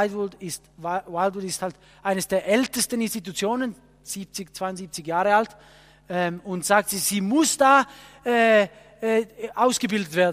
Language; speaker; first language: German; non-native, fluent; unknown